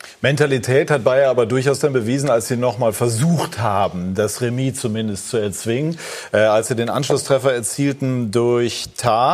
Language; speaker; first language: German; native; German